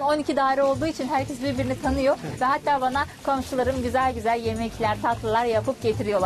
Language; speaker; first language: Turkish; non-native, fluent; Azerbaijani